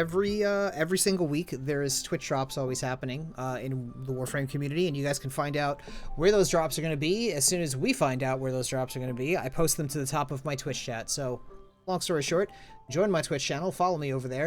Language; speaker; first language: English; native; English